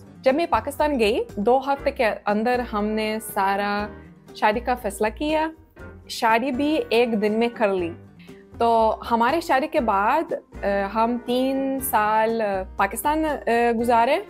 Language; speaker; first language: Hindi; non-native, fluent; Lithuanian